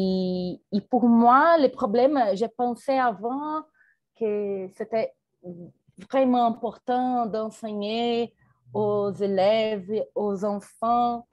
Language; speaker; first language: French; non-native, fluent; Portuguese